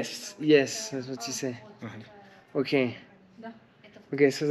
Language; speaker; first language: English; non-native, learner; French